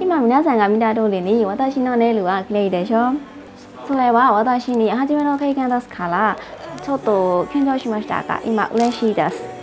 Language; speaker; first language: Japanese; non-native, learner; Burmese